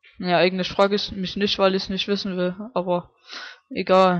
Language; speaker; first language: German; native; German